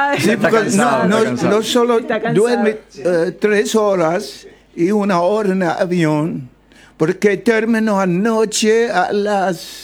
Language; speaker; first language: Spanish; non-native, learner; English